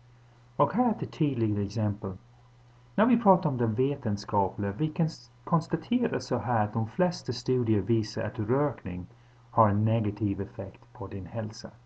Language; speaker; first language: Swedish; non-native, fluent; English